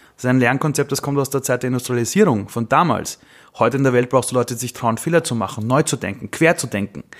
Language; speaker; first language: German; early bilingual, other home language; Persian